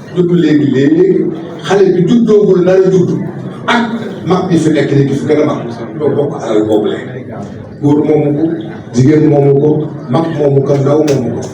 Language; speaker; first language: Wolof; non-native, local second language; Fula